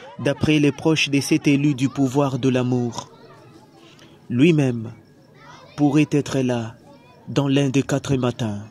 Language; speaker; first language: French; non-native, local second language; Luba-Lulua